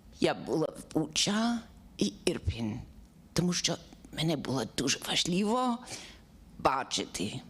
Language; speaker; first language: Ukrainian; non-native, learner; English